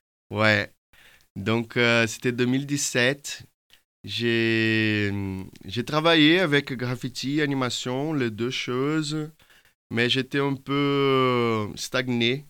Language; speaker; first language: French; non-native, fluent; Portuguese